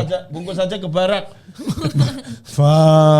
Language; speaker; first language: Indonesian; native; Indonesian